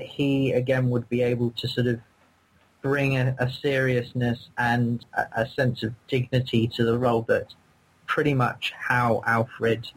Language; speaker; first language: English; native; English